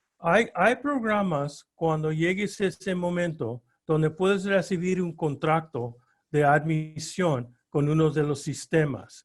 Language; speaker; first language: Spanish; early bilingual, heritage; Spanish